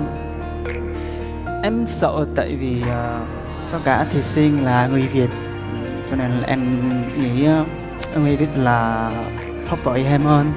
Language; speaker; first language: Vietnamese; non-native, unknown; Korean